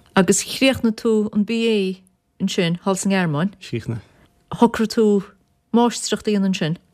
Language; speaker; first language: Irish; native; Irish